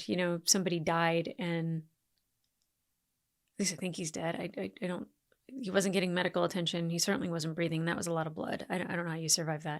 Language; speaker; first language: English; native; English